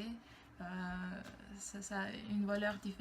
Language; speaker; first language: French; non-native, fluent; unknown